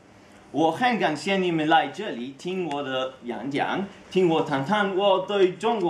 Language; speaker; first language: Chinese; non-native, learner; Hebrew